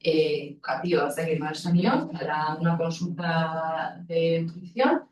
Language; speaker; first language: Spanish; non-native, local second language; Basque